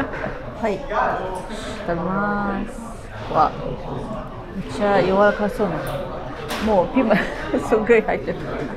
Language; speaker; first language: Japanese; non-native, learner; Arabic